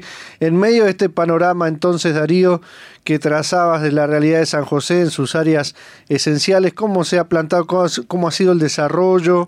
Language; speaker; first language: Spanish; native; Spanish